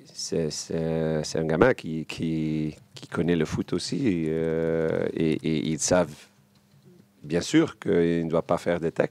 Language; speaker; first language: French; non-native, local second language; Dutch